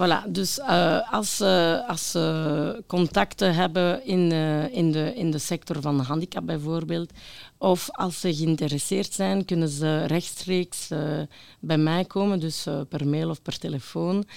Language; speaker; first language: Dutch; non-native, local second language; French